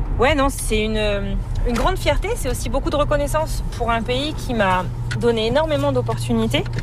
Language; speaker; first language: French; native; French